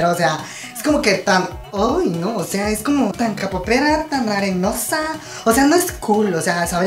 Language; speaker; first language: Spanish; native; Spanish